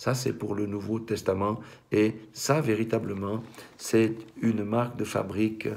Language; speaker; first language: French; native; French